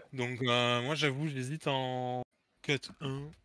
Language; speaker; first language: French; native; French